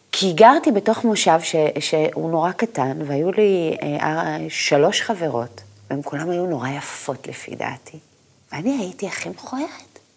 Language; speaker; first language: Hebrew; native; Hebrew